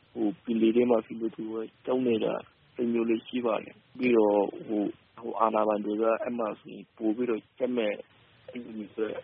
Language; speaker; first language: Burmese; non-native, local second language; Rohingya